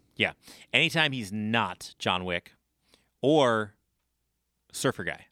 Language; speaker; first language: English; native; English